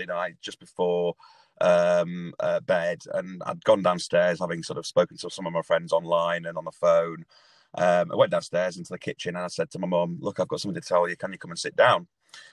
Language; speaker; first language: English; native; English